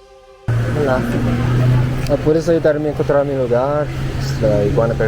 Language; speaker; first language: Spanish; non-native, learner; English